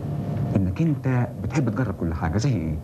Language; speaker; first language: Arabic; native; Arabic